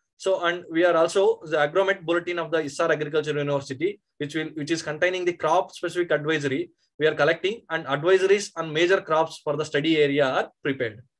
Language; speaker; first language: English; non-native, local second language; Kannada